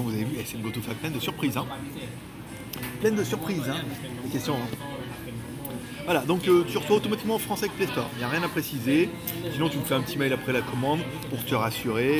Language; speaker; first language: French; native; French